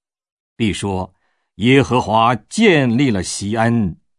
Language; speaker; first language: Chinese; native; Chinese